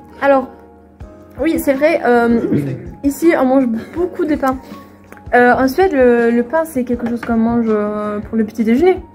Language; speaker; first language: French; non-native, fluent; Swedish